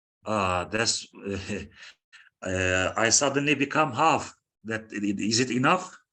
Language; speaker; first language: English; non-native, fluent; Turkish